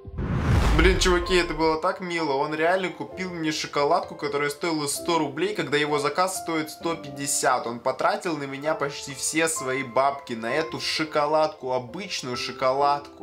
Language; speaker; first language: Russian; native; Russian